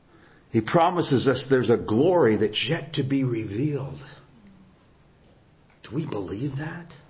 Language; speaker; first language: English; native; English